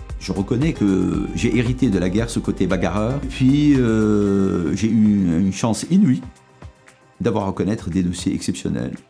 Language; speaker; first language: French; non-native, local second language; Arabic